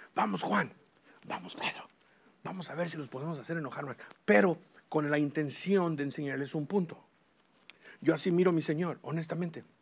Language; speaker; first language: Spanish; early bilingual, heritage; Spanish